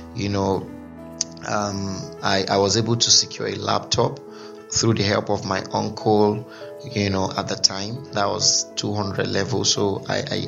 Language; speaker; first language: English; non-native, local second language; Igbo